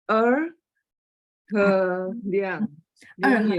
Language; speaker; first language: Chinese; non-native, learner; Indonesian